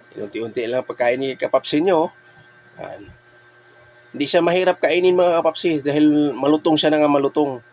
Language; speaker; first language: Filipino; non-native, local second language; Cebuano